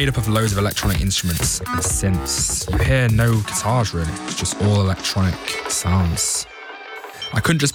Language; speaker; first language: English; native; English